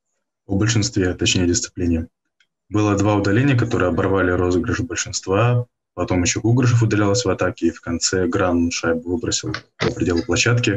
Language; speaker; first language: Russian; native; Russian